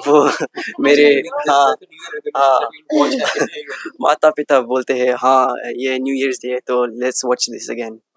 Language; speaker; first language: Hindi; early bilingual, heritage; English